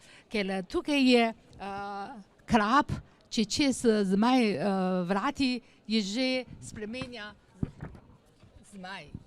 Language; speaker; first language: Slovenian; non-native, learner; Chinese